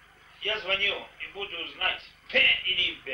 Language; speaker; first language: Russian; non-native, local second language; Estonian